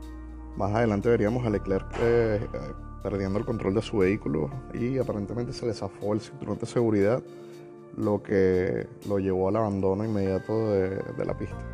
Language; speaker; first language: Spanish; native; Spanish